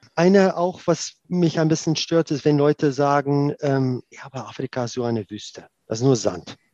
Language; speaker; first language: German; non-native, fluent; Afrikaans